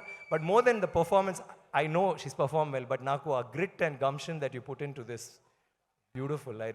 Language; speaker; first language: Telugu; non-native, learner; Tamil